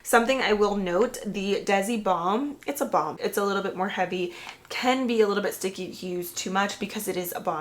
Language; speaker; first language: English; native; English